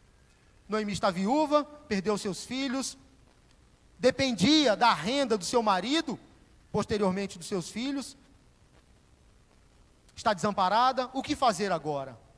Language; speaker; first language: Portuguese; native; Portuguese